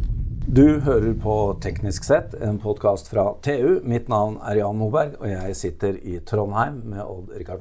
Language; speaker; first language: Norwegian; native; Norwegian